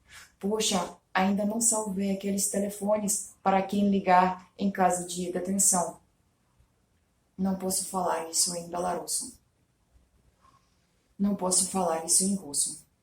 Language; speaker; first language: Portuguese; non-native, fluent; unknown